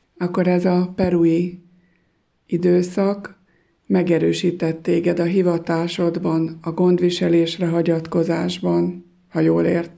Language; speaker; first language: Hungarian; native; Hungarian